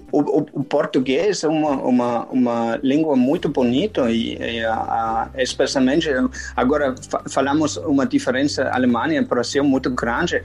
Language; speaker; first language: Portuguese; non-native, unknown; German